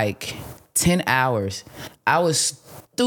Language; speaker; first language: English; native; English